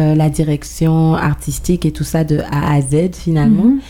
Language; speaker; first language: French; native; French